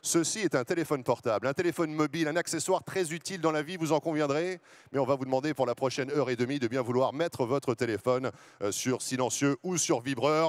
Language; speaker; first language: French; native; French